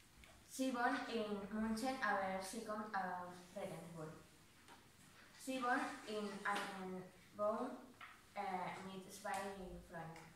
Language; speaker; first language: German; non-native, learner; Catalan